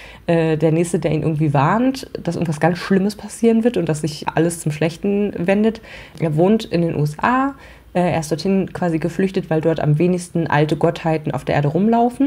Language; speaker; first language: German; native; German